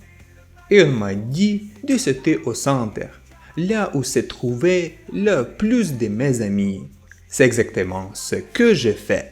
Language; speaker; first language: French; non-native, fluent; Russian